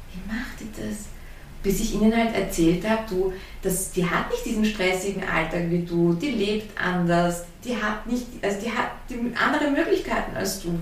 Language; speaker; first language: German; early bilingual, heritage; German